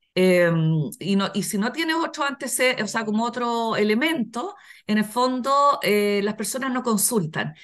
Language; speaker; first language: Spanish; native; Spanish